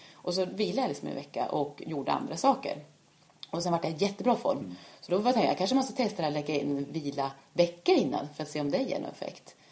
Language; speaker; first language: Swedish; native; Swedish